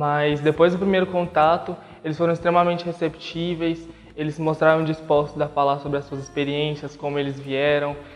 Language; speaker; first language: Portuguese; native; Portuguese